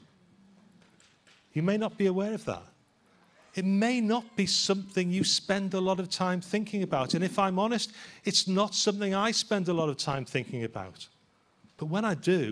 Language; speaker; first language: English; native; English